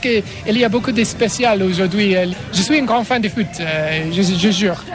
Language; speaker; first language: French; non-native, learner; English